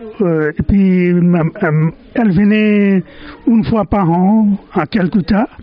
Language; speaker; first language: French; non-native, fluent; Bangla